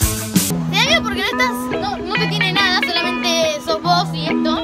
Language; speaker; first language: Spanish; native; Spanish